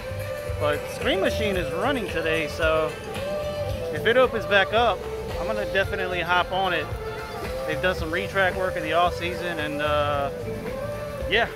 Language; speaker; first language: English; native; English